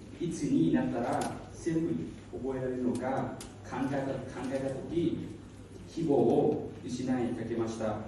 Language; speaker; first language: Japanese; non-native, learner; Hmong